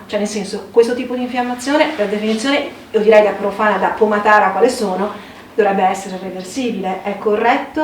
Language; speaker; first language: Italian; native; Italian